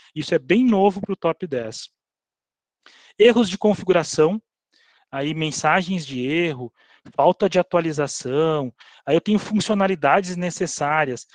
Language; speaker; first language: Portuguese; native; Portuguese